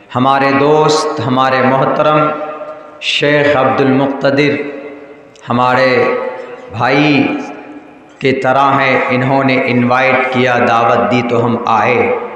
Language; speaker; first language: Urdu; native; Urdu